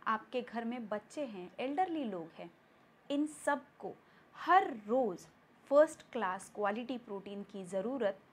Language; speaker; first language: Hindi; non-native, local second language; Marathi